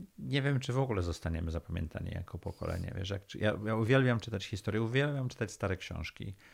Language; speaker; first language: Polish; early bilingual, heritage; Polish